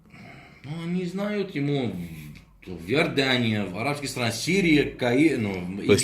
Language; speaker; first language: Russian; non-native, learner; Arabic